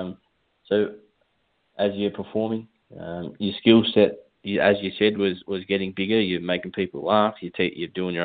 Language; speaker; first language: English; native; English